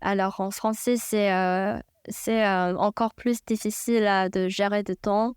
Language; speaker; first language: French; non-native, fluent; Chinese